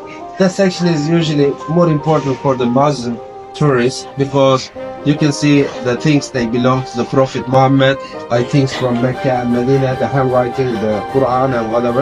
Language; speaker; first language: English; non-native, fluent; Turkish